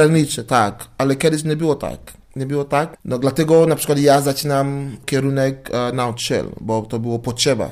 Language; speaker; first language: Polish; non-native, learner; English